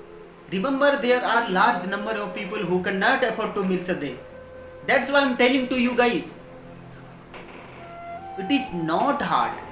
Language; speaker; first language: English; non-native, learner; Hindi